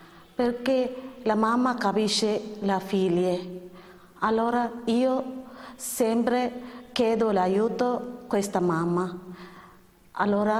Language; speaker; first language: Italian; non-native, learner; Malayalam